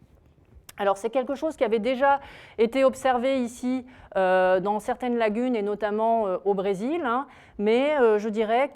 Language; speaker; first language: French; native; French